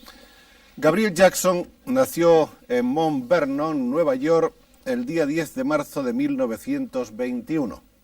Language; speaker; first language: Spanish; native; Spanish